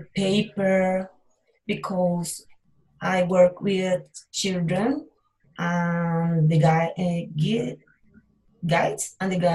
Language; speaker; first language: English; non-native, learner; Spanish